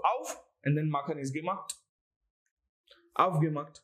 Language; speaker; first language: German; non-native, learner; Gujarati